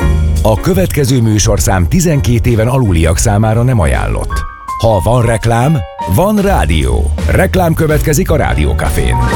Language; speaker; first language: Hungarian; native; Hungarian